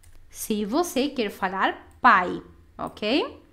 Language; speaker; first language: Portuguese; non-native, fluent; Spanish